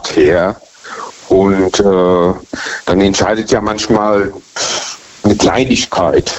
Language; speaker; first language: German; native; German